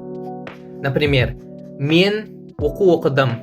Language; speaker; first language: Kazakh; non-native, learner; Russian